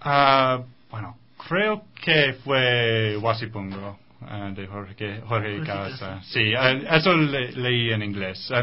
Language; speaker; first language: Spanish; non-native, fluent; English